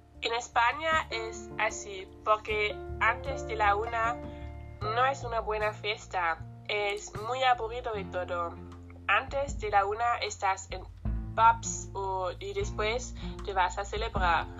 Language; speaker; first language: Spanish; non-native, learner; German